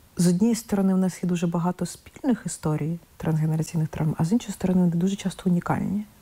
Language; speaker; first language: Ukrainian; non-native, local second language; Russian